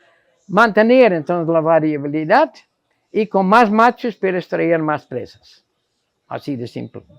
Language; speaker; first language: Spanish; non-native, fluent; Dutch